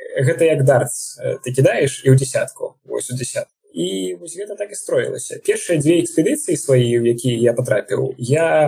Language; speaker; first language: Belarusian; non-native, local second language; Russian